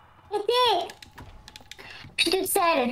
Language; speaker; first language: French; native; French